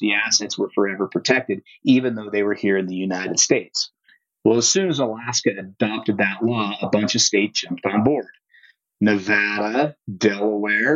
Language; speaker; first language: English; native; English